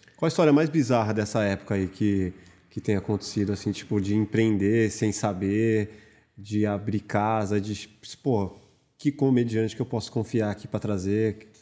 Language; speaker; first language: Portuguese; native; Portuguese